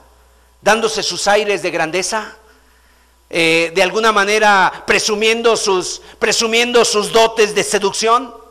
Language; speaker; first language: Spanish; native; Spanish